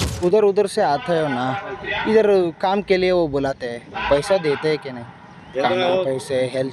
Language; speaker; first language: Hindi; non-native, local second language; Kannada